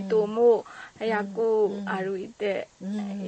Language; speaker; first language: Japanese; non-native, learner; Burmese